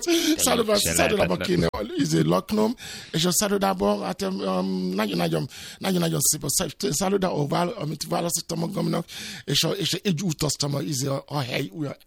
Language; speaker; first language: Hungarian; non-native, fluent; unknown